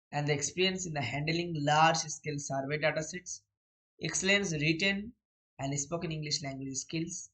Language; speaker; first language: English; non-native, local second language; Bangla